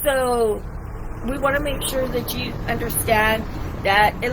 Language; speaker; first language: English; native; English